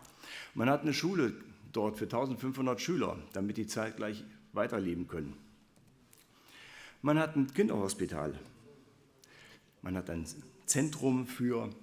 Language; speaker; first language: German; native; German